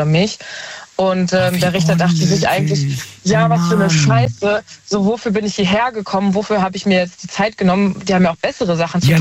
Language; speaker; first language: German; native; German